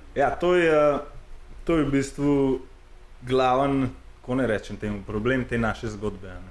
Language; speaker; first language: Slovenian; native; Slovenian